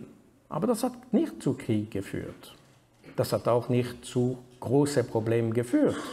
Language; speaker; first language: German; non-native, fluent; French